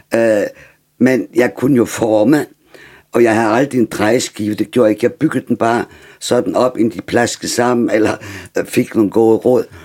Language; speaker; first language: Danish; non-native, fluent; German